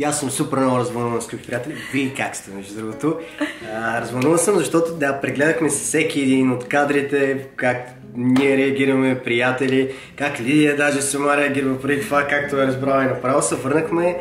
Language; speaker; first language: Bulgarian; native; Bulgarian